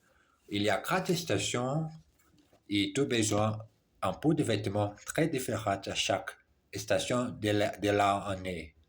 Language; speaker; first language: French; non-native, learner; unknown